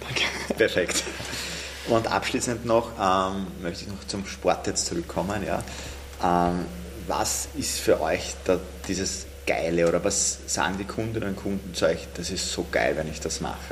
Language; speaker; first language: German; native; German